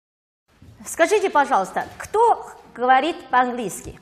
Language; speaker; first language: Russian; non-native, fluent; Chinese